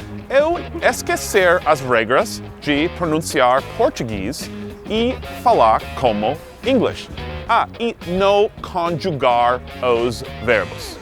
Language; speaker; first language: Portuguese; non-native, fluent; English